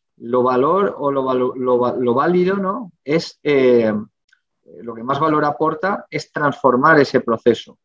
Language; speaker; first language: Spanish; native; Spanish